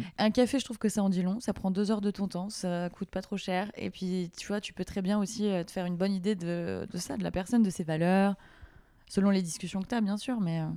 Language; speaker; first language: French; native; French